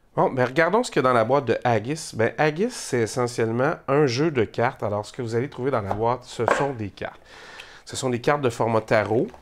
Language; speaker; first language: French; native; French